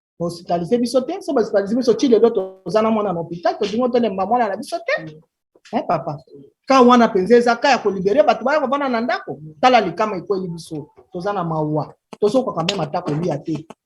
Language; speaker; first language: Lingala; native; Lingala